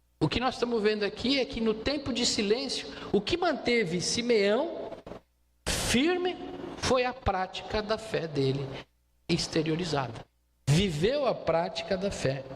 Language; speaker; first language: Portuguese; native; Portuguese